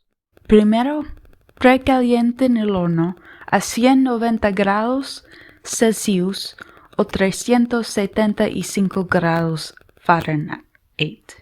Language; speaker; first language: Spanish; non-native, learner; English